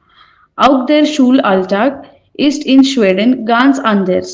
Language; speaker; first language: German; non-native, fluent; Hindi